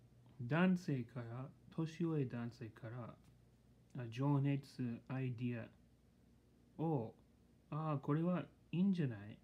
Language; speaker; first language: Japanese; non-native, learner; English